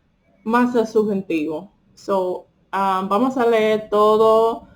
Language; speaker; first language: Spanish; early bilingual, heritage; Spanish